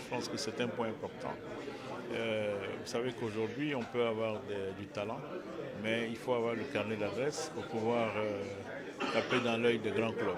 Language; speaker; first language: French; native; French